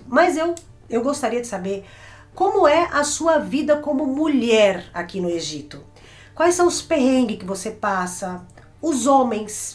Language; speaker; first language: Portuguese; native; Portuguese